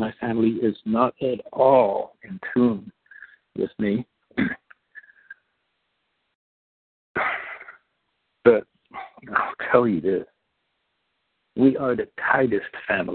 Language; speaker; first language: English; non-native, fluent; Dutch